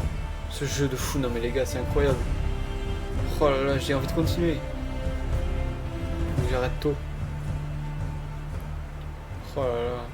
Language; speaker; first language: French; native; French